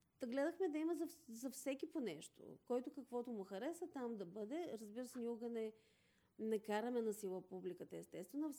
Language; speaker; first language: Bulgarian; native; Bulgarian